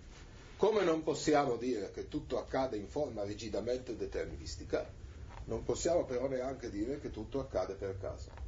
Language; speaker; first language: Italian; native; Italian